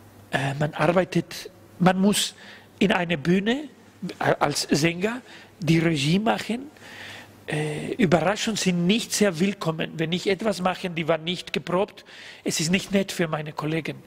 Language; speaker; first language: German; non-native, learner; Spanish